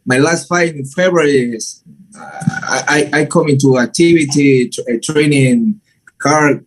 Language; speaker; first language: English; non-native, learner; Spanish